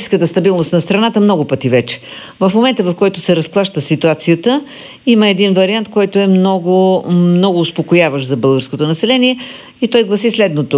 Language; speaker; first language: Bulgarian; native; Bulgarian